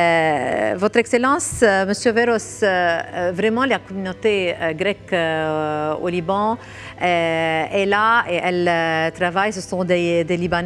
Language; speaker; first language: French; non-native, local second language; Arabic